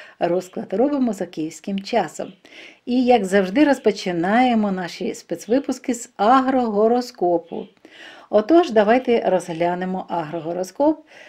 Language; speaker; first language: Ukrainian; non-native, local second language; Russian